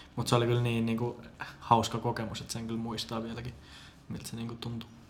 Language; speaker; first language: Finnish; native; Finnish